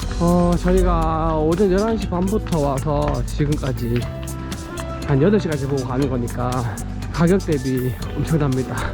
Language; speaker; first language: Korean; native; Korean